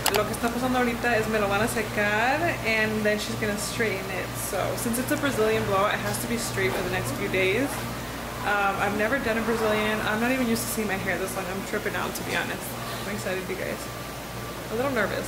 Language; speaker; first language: English; early bilingual, other home language; Spanish